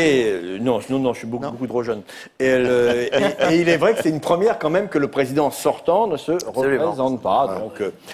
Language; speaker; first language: French; native; French